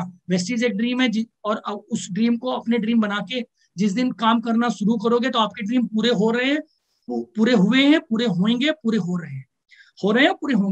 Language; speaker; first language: Hindi; native; Hindi